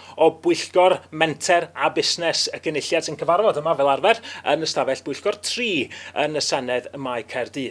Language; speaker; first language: Welsh; native; Welsh